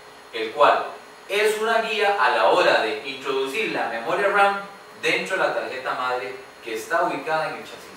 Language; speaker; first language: Spanish; native; Spanish